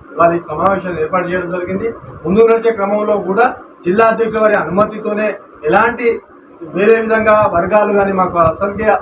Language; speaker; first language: Telugu; non-native, local second language; Lambadi